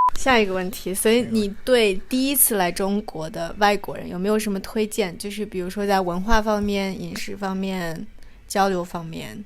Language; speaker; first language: Chinese; native; Chinese